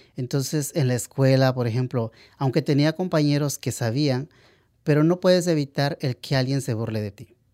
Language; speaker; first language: Spanish; native; Spanish